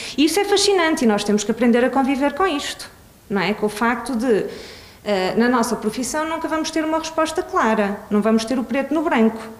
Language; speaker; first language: Portuguese; early bilingual, other home language; Swedish